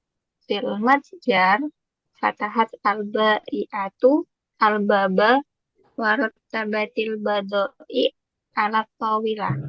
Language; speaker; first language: Arabic; non-native, learner; Indonesian